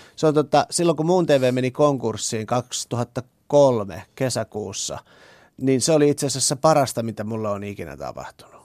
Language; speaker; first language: Finnish; early bilingual, other home language; Persian